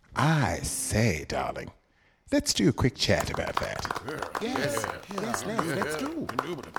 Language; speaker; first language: English; native; English